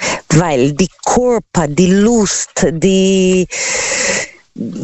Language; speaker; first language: German; non-native, learner; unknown